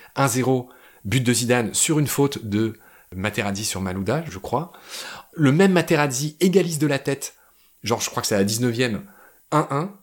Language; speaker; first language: French; native; French